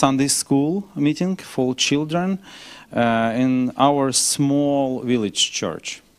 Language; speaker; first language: English; non-native, learner; Ukrainian